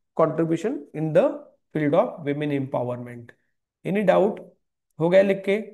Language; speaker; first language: Hindi; non-native, local second language; Marathi